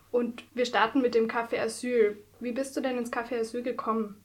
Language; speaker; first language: German; native; German